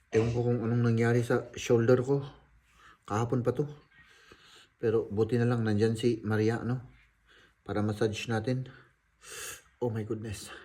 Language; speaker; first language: Filipino; native; Filipino